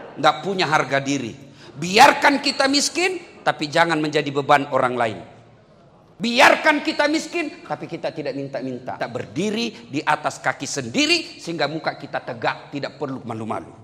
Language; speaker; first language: Indonesian; non-native, local second language; Buginese